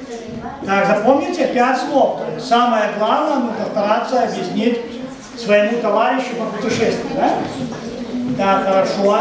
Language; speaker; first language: Russian; native; Russian